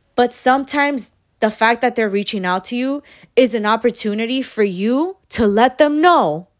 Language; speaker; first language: English; native; English